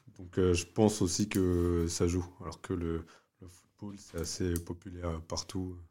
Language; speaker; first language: French; early bilingual, other home language; Vietnamese